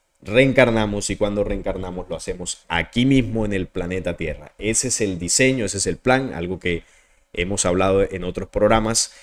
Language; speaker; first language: Spanish; native; Spanish